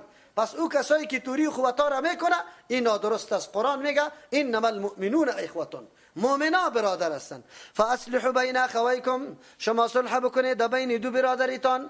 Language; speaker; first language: Persian; native; Persian